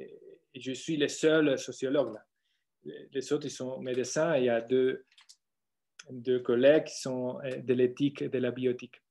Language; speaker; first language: French; non-native, fluent; Spanish